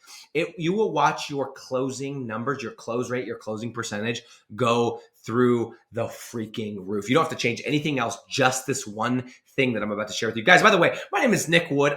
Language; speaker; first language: English; native; English